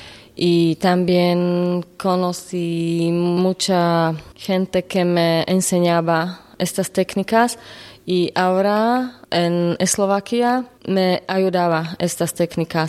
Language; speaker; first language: Spanish; non-native, learner; Slovak